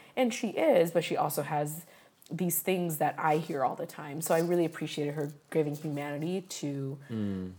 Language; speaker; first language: English; early bilingual, other home language; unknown